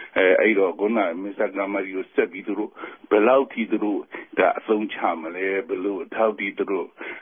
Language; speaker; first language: Burmese; native; Burmese